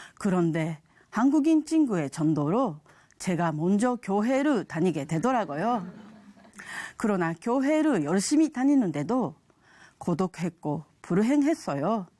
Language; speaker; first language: Korean; non-native, fluent; Japanese